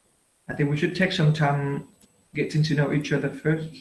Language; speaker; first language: English; non-native, fluent; Vietnamese